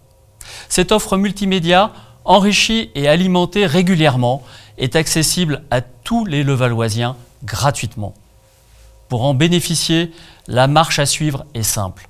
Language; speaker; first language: French; native; French